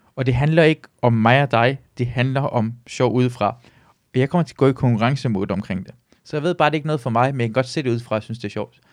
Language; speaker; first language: Danish; early bilingual, other home language; Persian